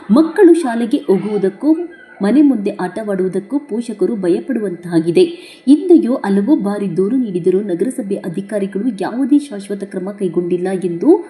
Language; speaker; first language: Kannada; native; Kannada